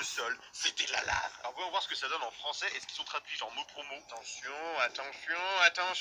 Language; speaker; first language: French; native; French